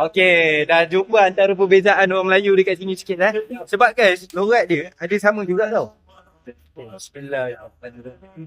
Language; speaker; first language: Malay; native; Malay